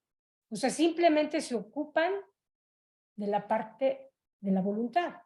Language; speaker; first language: Spanish; native; Spanish